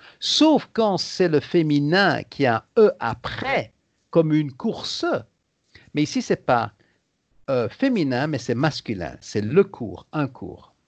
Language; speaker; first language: French; native; French